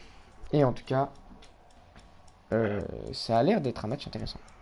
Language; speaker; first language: French; native; French